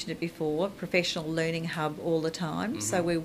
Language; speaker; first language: English; native; English